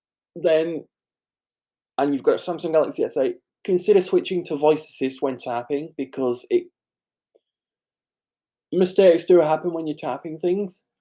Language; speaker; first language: English; native; English